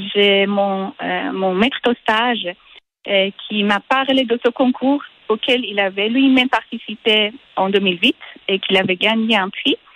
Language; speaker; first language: French; non-native, fluent; Persian